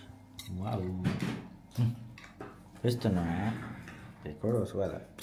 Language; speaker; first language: Italian; non-native, learner; Filipino